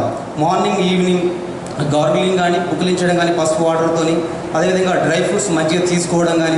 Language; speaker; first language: Telugu; native; Telugu